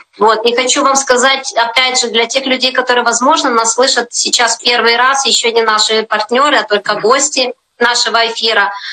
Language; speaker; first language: Russian; native; Russian